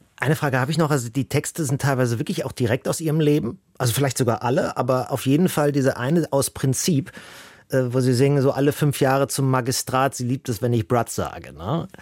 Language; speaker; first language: German; native; German